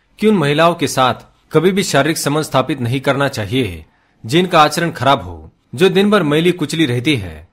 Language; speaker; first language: Hindi; native; Hindi